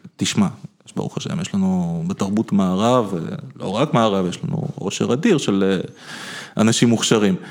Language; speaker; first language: Hebrew; early bilingual, other home language; Russian